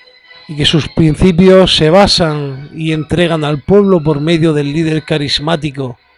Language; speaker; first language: Spanish; native; Spanish